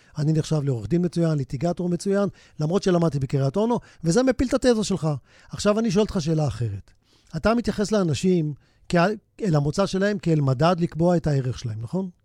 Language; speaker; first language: Hebrew; native; Hebrew